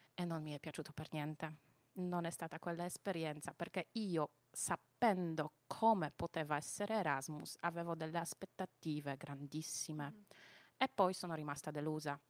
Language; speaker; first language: Italian; non-native, fluent; Polish